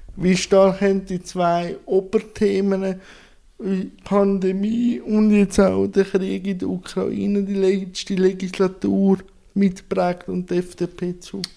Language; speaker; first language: German; native; German